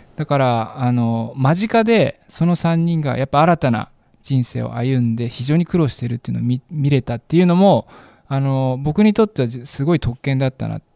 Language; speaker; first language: Japanese; native; Japanese